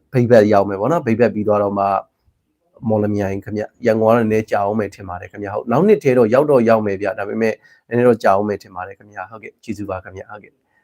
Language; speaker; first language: Burmese; native; Burmese